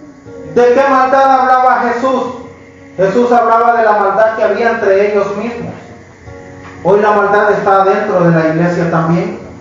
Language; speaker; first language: Spanish; native; Spanish